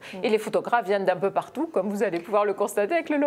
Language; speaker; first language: French; native; French